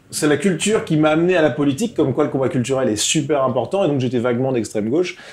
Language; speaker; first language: French; native; French